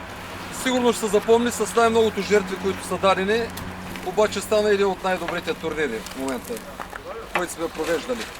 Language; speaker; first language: Bulgarian; native; Bulgarian